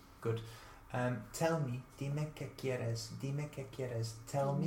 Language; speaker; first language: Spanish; non-native, fluent; English